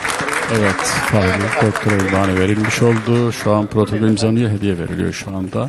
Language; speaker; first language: Turkish; native; Turkish